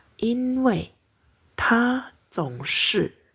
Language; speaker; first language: Chinese; non-native, fluent; Indonesian